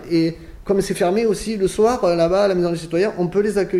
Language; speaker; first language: French; native; French